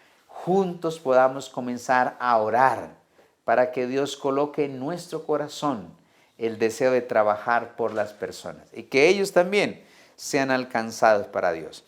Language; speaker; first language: Spanish; native; Spanish